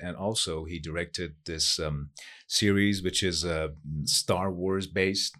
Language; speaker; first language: English; non-native, fluent; Persian